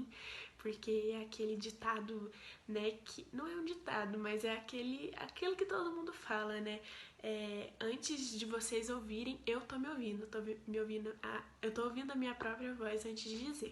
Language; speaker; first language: Portuguese; native; Portuguese